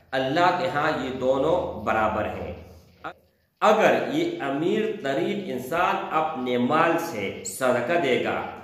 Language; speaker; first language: Urdu; non-native, local second language; Pashto